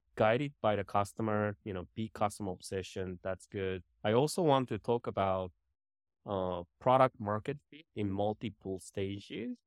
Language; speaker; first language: English; non-native, fluent; Japanese